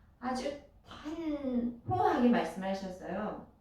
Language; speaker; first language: Korean; native; Korean